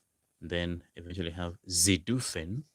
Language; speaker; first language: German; non-native, fluent; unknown